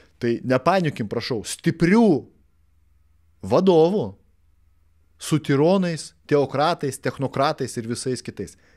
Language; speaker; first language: Lithuanian; non-native, local second language; Russian